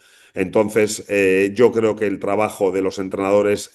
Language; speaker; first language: Spanish; native; Spanish